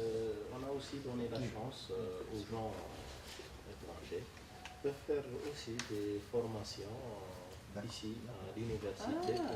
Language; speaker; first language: French; non-native, local second language; Arabic